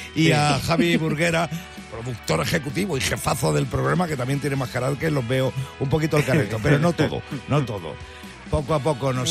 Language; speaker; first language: Spanish; native; Spanish